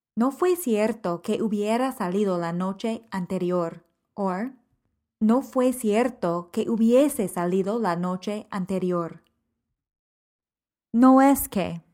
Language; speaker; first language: Spanish; non-native, fluent; English